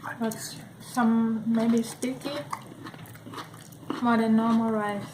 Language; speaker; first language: English; non-native, learner; Thai